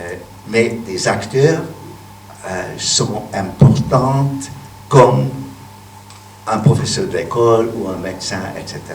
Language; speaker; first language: French; non-native, fluent; Hungarian